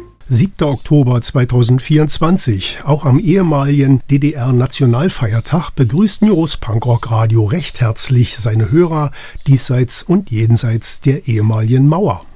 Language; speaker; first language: German; native; German